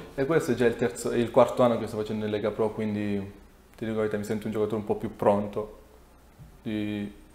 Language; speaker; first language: Italian; early bilingual, other home language; Serbian